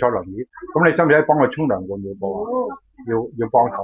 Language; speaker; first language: Cantonese; native; Cantonese